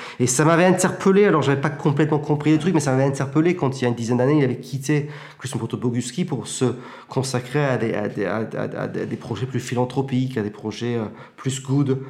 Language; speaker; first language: French; early bilingual, heritage; French